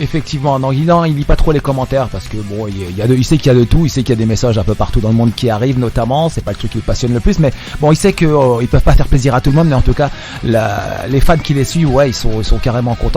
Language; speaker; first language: French; native; French